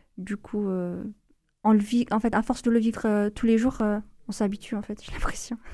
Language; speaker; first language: French; non-native, fluent; Amharic